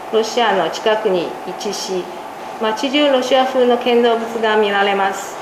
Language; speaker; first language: Japanese; native; Japanese